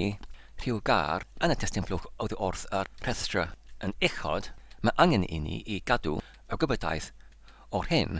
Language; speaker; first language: Welsh; non-native, local second language; English